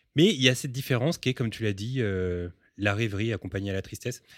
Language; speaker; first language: French; early bilingual, other home language; Spanish